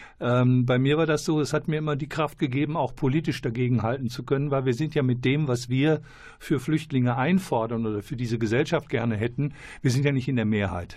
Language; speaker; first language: German; native; German